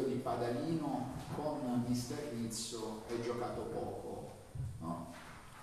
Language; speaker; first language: Italian; native; Italian